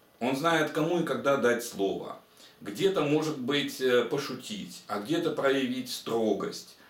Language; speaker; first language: Russian; native; Russian